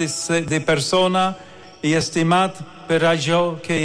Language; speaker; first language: Catalan; non-native, fluent; English